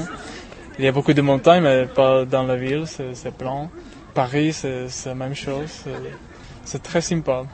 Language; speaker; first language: French; non-native, learner; Czech